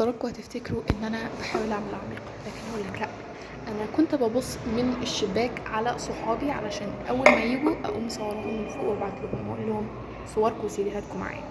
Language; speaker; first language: Arabic; native; Arabic